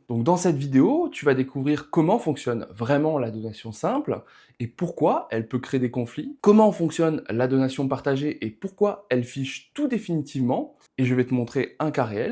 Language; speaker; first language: French; native; French